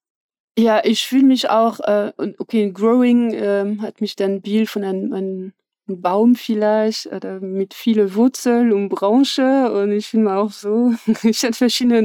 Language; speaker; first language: German; non-native, fluent; French